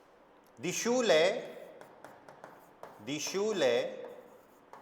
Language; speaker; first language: German; non-native, fluent; Hindi